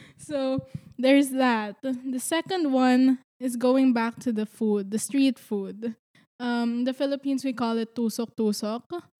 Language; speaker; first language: English; non-native, local second language; Filipino